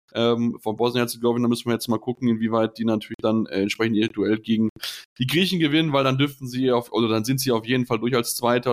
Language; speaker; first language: German; native; German